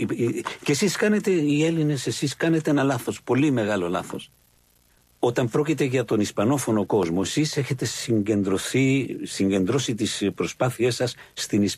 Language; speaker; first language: Greek; non-native, fluent; Spanish